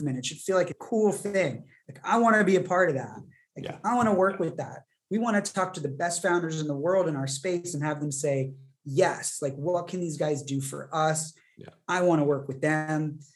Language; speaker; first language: English; native; English